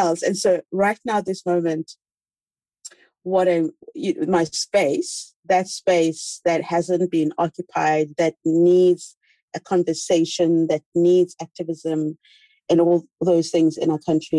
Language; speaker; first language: English; non-native, local second language; Xhosa